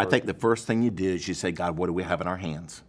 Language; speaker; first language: English; native; English